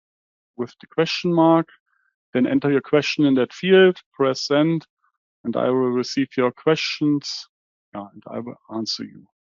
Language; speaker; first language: English; non-native, fluent; German